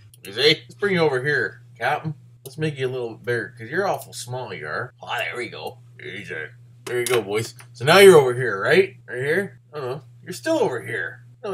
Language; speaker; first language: English; native; English